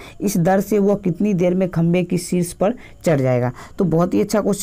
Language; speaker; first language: Hindi; native; Hindi